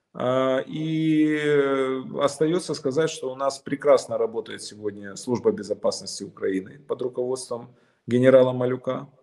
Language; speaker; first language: Russian; native; Russian